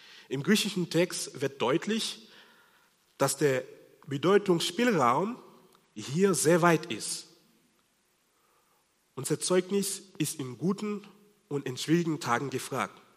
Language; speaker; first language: German; non-native, fluent; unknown